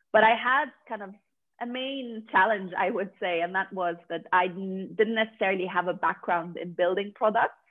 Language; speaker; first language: English; non-native, fluent; Arabic